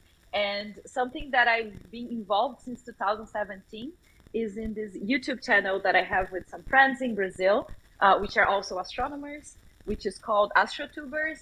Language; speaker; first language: English; non-native, fluent; Portuguese